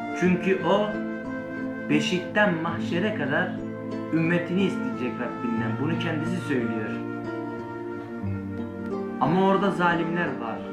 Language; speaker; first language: Turkish; native; Turkish